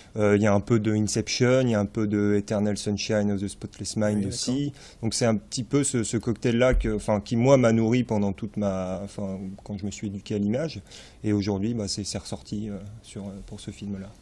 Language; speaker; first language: French; native; French